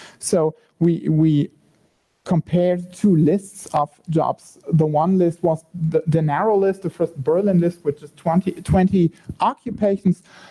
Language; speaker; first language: English; non-native, fluent; German